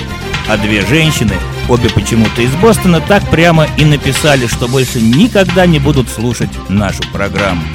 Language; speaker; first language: Russian; native; Russian